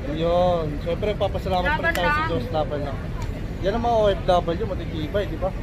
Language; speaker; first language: Filipino; native; Filipino